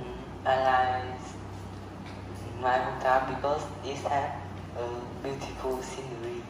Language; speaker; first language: English; non-native, learner; Vietnamese